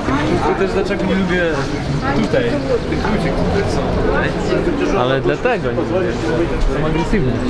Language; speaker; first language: Polish; non-native, learner; Russian